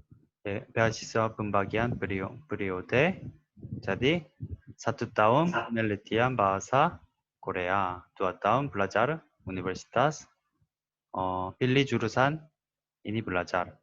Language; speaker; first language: Indonesian; non-native, learner; Korean